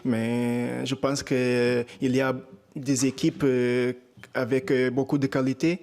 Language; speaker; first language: French; non-native, fluent; Portuguese